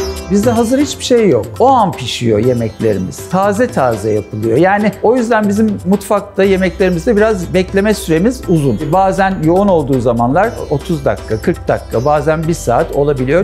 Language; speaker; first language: Turkish; native; Turkish